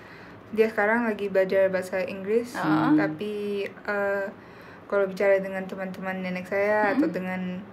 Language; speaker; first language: Indonesian; non-native, local second language; Korean